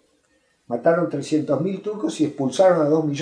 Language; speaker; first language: Spanish; native; Spanish